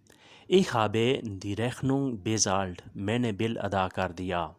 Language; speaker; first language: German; non-native, learner; Urdu